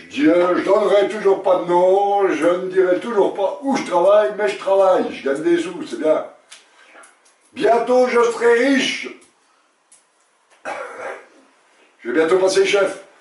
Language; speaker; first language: French; native; French